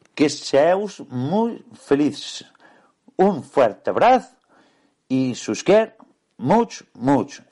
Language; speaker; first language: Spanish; native; Spanish